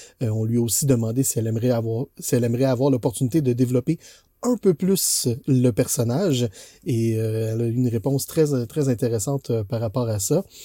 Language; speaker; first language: French; native; French